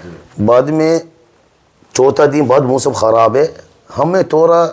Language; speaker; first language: Hindi; non-native, learner; Arabic